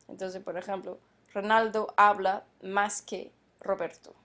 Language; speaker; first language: Spanish; non-native, fluent; English